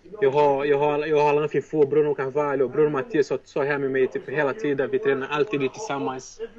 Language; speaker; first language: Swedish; non-native, fluent; Portuguese